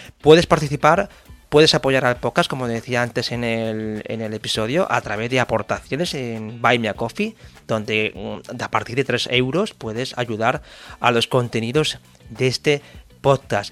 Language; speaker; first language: Spanish; native; Spanish